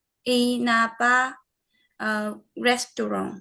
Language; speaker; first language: French; non-native, learner; Vietnamese